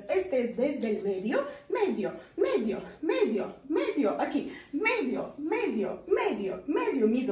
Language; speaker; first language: Spanish; non-native, learner; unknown